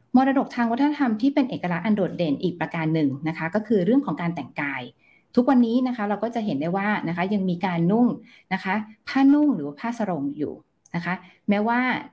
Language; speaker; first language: Thai; native; Thai